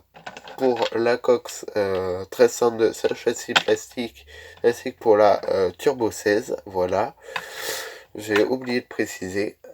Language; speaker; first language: French; native; French